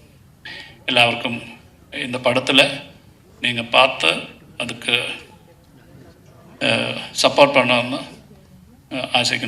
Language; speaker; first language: Tamil; non-native, learner; Malayalam